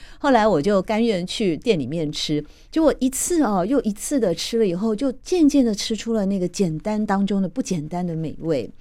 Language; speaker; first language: Chinese; native; Chinese